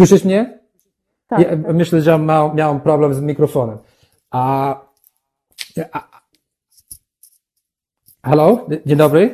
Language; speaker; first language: Polish; non-native, learner; English